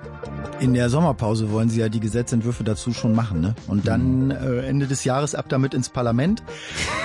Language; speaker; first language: German; native; German